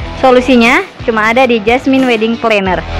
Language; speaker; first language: Indonesian; native; Indonesian